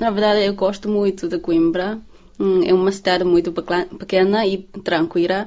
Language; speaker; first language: Portuguese; non-native, learner; Chinese